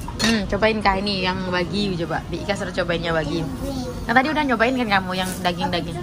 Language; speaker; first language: Indonesian; non-native, local second language; Javanese